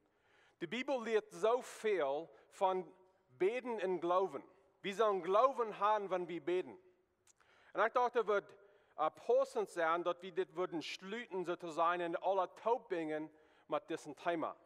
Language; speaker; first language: German; non-native, learner; Plautdietsch